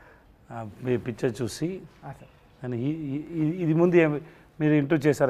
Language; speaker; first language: Telugu; non-native, learner; Tamil